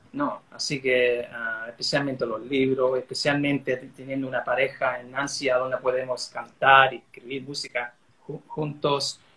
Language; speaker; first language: Spanish; early bilingual, heritage; Spanish